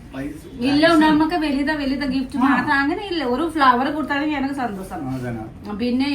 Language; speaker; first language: Malayalam; non-native, learner; Nepali